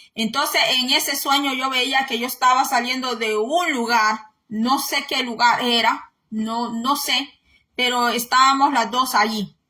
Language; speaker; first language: Spanish; native; Spanish